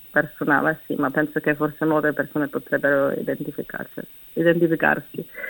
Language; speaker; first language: Italian; non-native, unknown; Czech